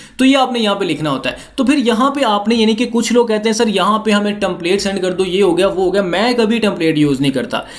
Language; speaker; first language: Urdu; non-native, local second language; Punjabi